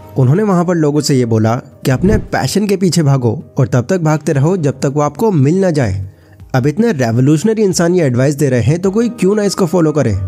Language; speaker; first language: Hindi; native; Hindi